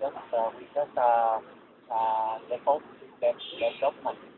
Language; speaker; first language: English; non-native, learner; Vietnamese